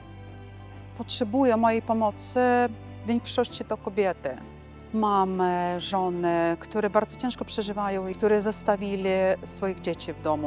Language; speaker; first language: Polish; non-native, fluent; Ukrainian